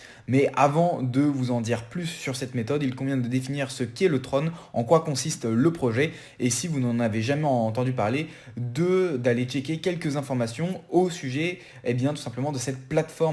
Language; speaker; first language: French; native; French